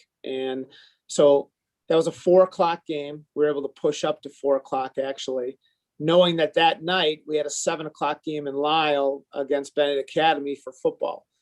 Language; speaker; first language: English; native; English